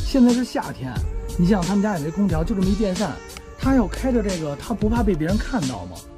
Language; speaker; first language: Chinese; native; Chinese